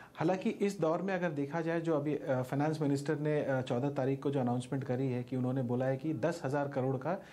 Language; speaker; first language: Hindi; native; Hindi